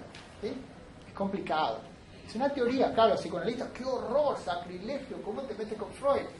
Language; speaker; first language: Spanish; native; Spanish